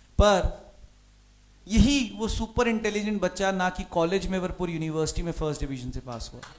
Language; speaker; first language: Hindi; non-native, local second language; Punjabi